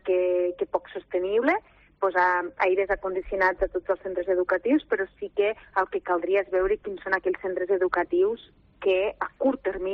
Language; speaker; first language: Catalan; native; Catalan